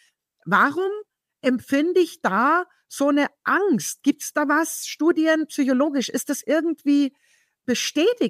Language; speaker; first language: German; native; German